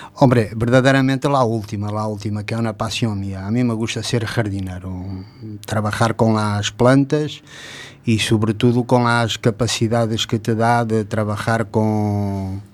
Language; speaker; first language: Spanish; non-native, fluent; Portuguese